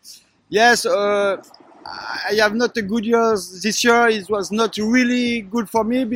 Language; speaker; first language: English; non-native, learner; French